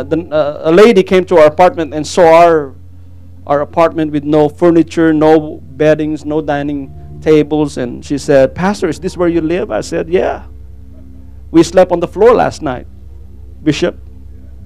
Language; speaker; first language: English; non-native, local second language; Filipino